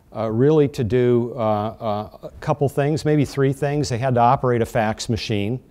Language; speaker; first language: English; native; English